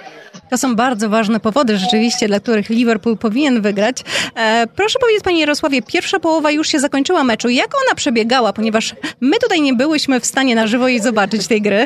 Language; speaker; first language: Polish; native; Polish